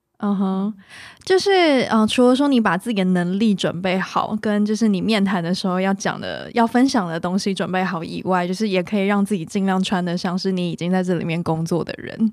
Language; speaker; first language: Chinese; native; Chinese